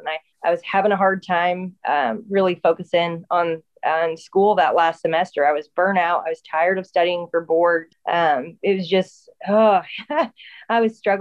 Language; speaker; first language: English; native; English